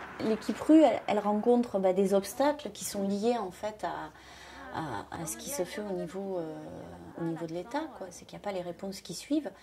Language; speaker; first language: French; native; French